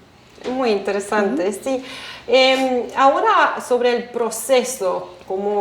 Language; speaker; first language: Spanish; non-native, fluent; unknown